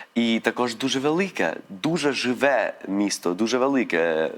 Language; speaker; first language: Ukrainian; early bilingual, other home language; Spanish